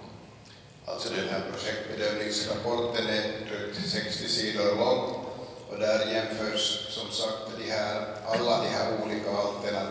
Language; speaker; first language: Swedish; non-native, local second language; Finnish